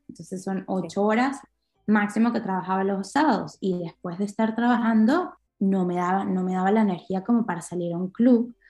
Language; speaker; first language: Spanish; native; Spanish